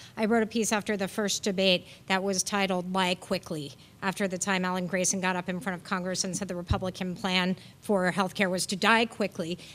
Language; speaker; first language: English; native; English